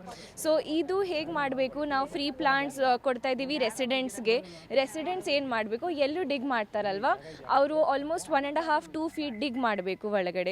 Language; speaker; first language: Kannada; non-native, local second language; Hindi